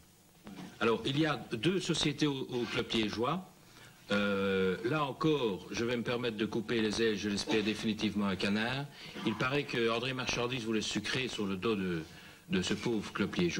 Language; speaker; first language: French; native; French